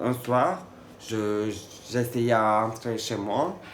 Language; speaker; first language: French; non-native, fluent; Turkish